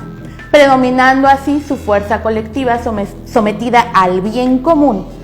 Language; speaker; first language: Spanish; native; Spanish